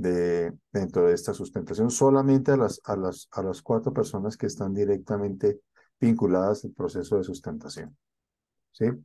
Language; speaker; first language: Spanish; native; Spanish